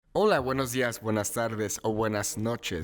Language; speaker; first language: Spanish; non-native, fluent; English